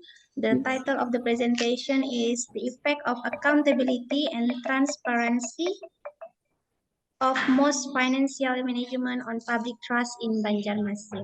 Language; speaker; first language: English; non-native, fluent; Indonesian